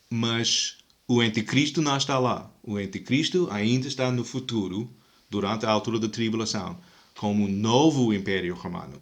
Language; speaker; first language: Portuguese; non-native, fluent; English